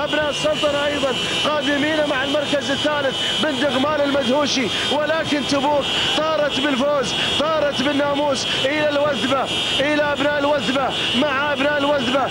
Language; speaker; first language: Arabic; native; Arabic